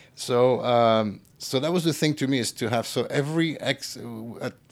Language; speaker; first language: English; early bilingual, other home language; French